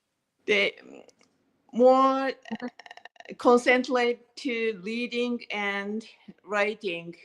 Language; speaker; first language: English; non-native, learner; Japanese